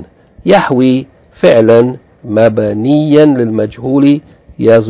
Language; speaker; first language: Arabic; non-native, fluent; English